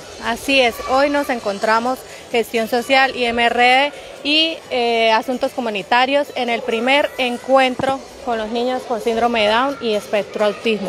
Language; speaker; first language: Spanish; native; Spanish